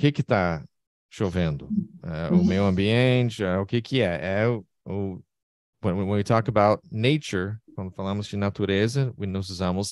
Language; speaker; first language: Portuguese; non-native, fluent; English